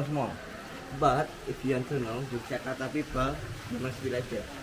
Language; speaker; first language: English; non-native, learner; Indonesian